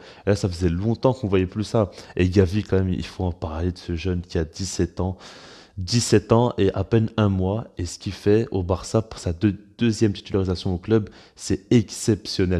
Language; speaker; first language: French; native; French